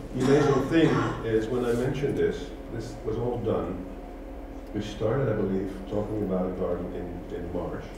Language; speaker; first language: English; non-native, fluent; Dutch